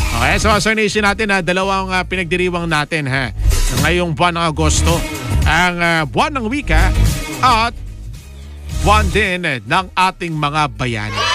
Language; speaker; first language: Filipino; native; Filipino